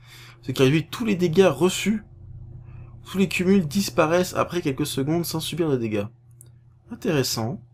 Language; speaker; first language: French; native; French